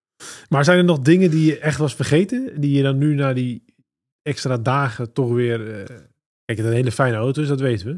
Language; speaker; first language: Dutch; native; Dutch